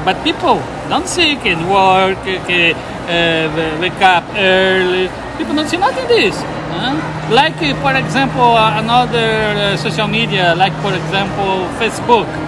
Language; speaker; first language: English; non-native, learner; Portuguese